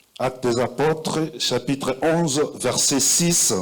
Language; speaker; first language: French; non-native, local second language; Lingala